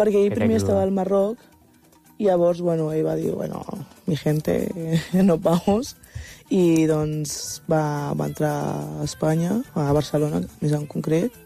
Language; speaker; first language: Catalan; early bilingual, other home language; Wolof